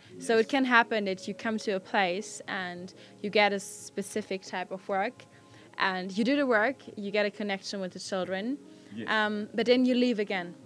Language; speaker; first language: English; non-native, fluent; German